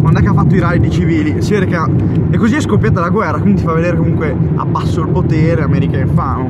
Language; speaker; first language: Italian; native; Italian